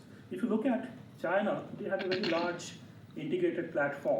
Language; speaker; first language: English; non-native, local second language; Bangla